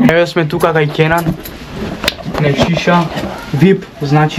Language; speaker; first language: Macedonian; non-native, local second language; Romany